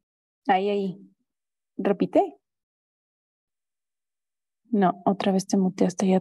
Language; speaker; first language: Spanish; native; Spanish